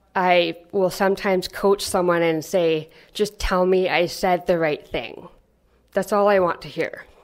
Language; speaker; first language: English; native; English